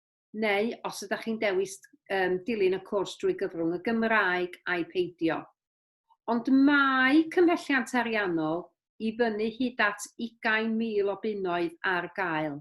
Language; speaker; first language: Welsh; native; Welsh